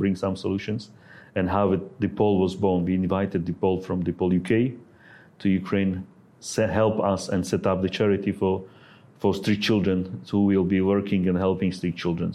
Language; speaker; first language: English; non-native, fluent; Ukrainian